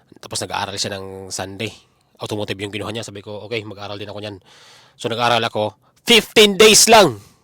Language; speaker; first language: Filipino; non-native, local second language; Cebuano